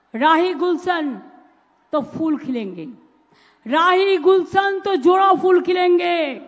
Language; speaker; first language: Hindi; non-native, local second language; Bangla